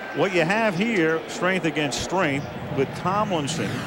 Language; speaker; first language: English; native; English